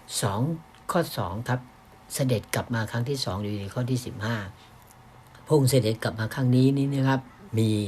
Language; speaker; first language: Thai; native; Thai